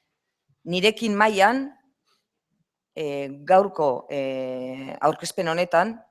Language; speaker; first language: Basque; native; Basque